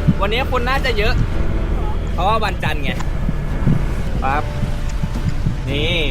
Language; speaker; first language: Thai; native; Thai